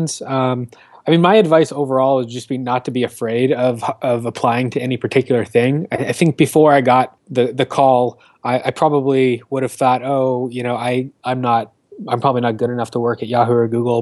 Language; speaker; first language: English; native; English